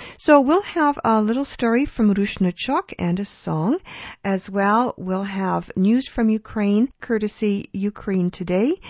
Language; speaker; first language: English; early bilingual, other home language; Ukrainian